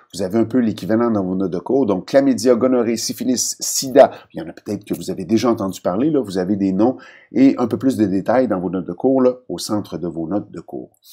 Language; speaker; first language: French; native; French